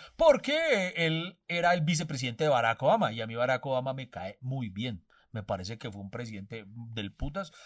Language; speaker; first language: Spanish; native; Spanish